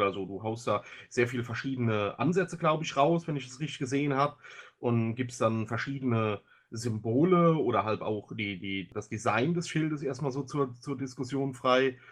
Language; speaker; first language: German; native; German